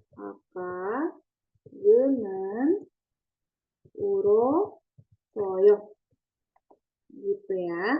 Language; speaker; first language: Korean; non-native, fluent; Indonesian